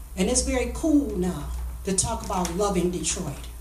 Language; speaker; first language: English; native; English